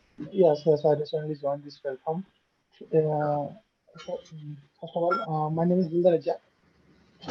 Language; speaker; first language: English; non-native, learner; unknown